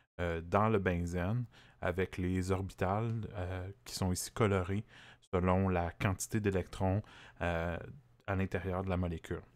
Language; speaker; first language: French; native; French